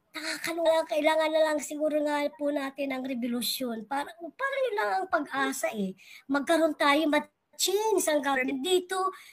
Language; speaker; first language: Filipino; non-native, local second language; Waray